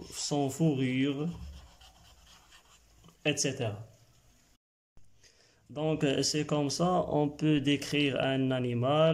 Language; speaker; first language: French; non-native, local second language; Arabic